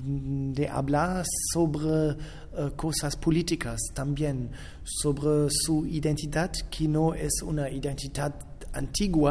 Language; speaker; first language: Spanish; non-native, learner; German